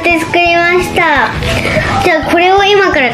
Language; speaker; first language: Japanese; native; Japanese